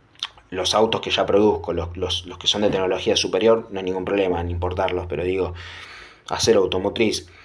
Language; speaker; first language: Spanish; native; Spanish